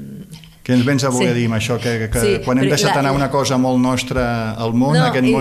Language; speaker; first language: Catalan; native; Catalan